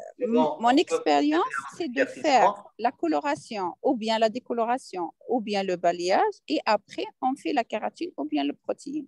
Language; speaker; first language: French; non-native, local second language; Arabic